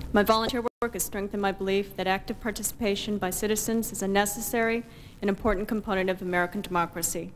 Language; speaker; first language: English; native; English